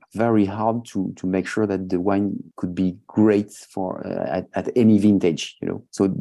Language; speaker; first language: English; non-native, fluent; French